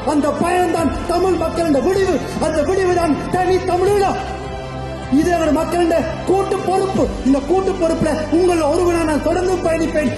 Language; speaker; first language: Tamil; early bilingual, heritage; Tamil